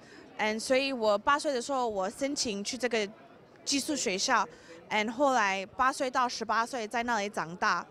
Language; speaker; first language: Chinese; early bilingual, heritage; English